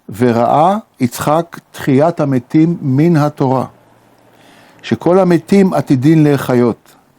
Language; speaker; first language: Hebrew; native; Hebrew